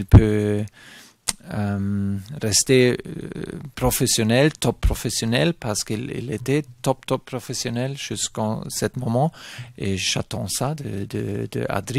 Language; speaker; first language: French; non-native, fluent; German